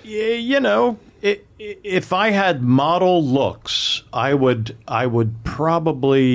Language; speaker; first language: English; native; English